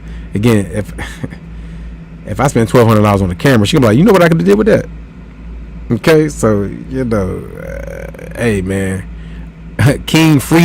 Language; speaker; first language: English; native; English